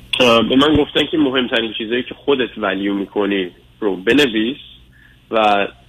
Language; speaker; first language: Persian; early bilingual, other home language; English